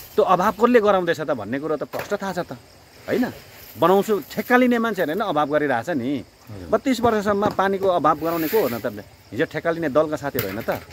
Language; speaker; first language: Nepali; native; Nepali